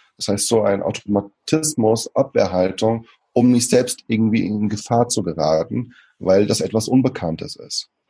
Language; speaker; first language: German; early bilingual, other home language; Portuguese